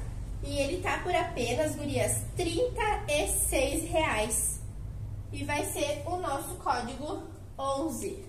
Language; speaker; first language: Portuguese; native; Portuguese